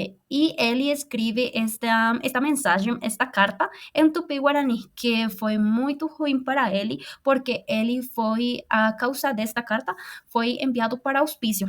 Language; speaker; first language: Portuguese; non-native, fluent; Spanish